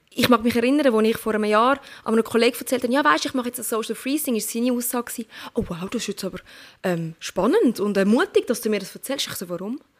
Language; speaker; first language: German; early bilingual, other home language; Turkish